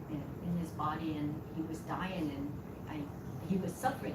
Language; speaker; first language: English; non-native, learner; Vietnamese